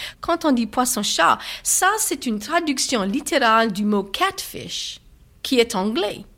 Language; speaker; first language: French; native; French